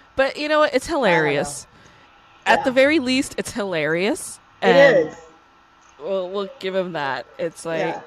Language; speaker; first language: English; non-native, fluent; Korean